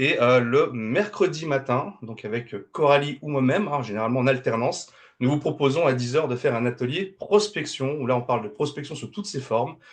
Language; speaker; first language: French; native; French